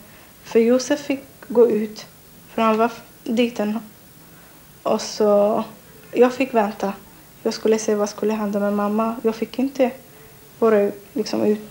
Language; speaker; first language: Swedish; non-native, learner; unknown